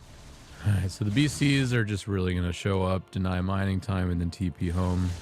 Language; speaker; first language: English; native; English